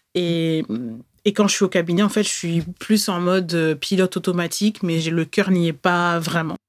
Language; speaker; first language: French; native; French